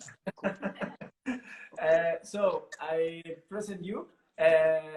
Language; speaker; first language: English; non-native, learner; Italian